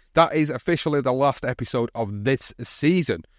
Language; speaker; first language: English; native; English